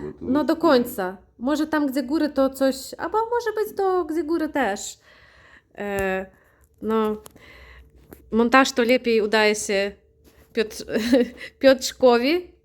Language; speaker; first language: Polish; non-native, learner; Ukrainian